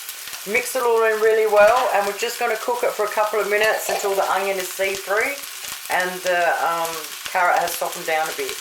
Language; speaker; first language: English; native; English